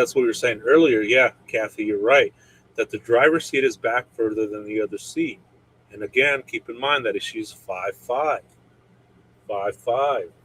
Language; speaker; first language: English; native; English